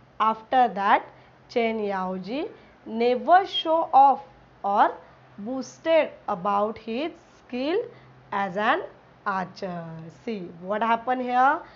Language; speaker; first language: English; non-native, local second language; Marathi